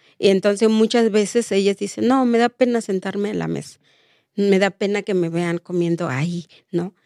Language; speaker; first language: Spanish; non-native, local second language; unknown